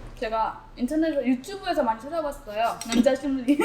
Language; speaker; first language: Korean; non-native, fluent; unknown